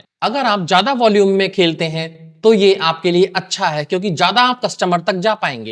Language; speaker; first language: Hindi; native; Hindi